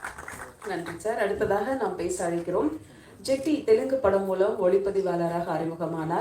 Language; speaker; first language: Tamil; native; Tamil